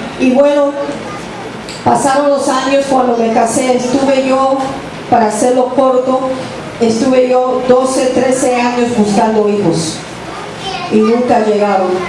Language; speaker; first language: Spanish; early bilingual, heritage; English